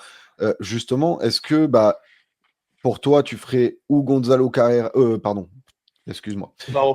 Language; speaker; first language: French; native; French